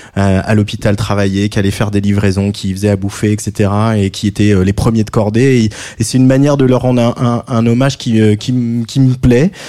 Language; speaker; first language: French; native; French